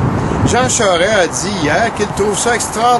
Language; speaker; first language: French; native; French